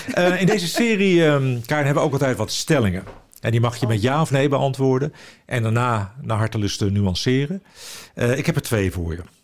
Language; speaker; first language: Dutch; native; Dutch